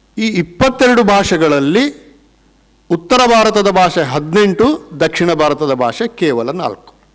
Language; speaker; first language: Kannada; non-native, local second language; Tulu